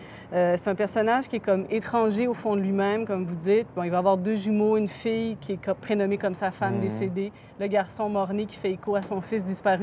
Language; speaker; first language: French; native; French